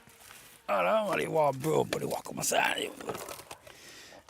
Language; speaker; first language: French; native; French